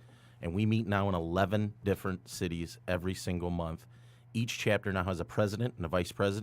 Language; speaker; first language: English; native; English